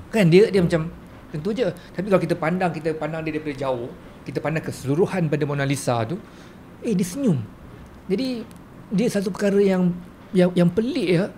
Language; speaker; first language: Malay; native; Malay